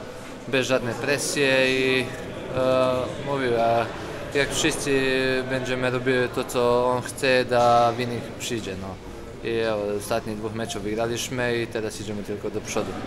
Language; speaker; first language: Polish; non-native, fluent; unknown